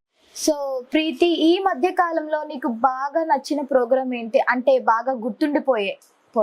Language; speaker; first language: Telugu; native; Telugu